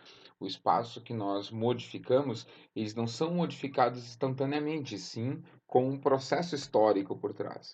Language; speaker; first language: Portuguese; native; Portuguese